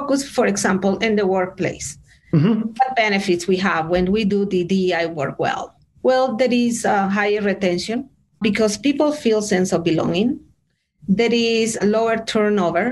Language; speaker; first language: English; non-native, fluent; Spanish